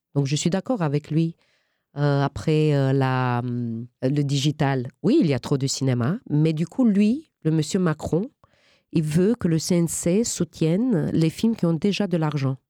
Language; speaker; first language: French; non-native, fluent; Romanian